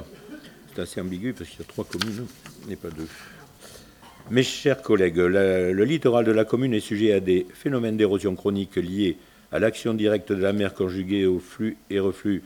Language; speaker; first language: French; native; French